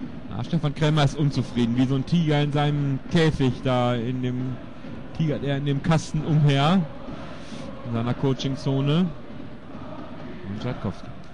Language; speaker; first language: German; native; German